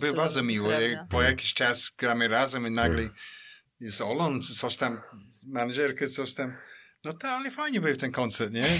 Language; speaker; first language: Polish; non-native, fluent; English